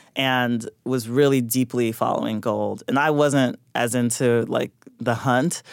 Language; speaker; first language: English; native; English